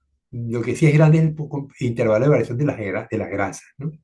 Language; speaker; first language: Spanish; native; Spanish